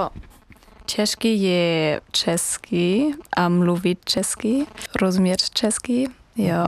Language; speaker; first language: Czech; non-native, learner; German